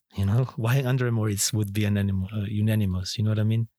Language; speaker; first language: English; non-native, fluent; Portuguese